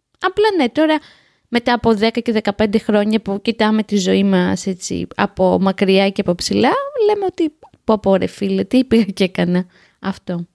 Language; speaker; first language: Greek; native; Greek